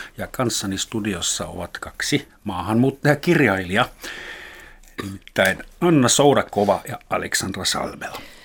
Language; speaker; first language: Finnish; non-native, fluent; German